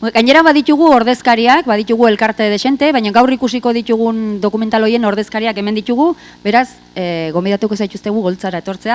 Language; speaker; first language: Basque; native; Basque